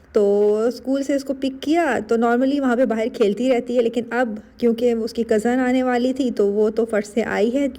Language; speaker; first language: Urdu; native; Urdu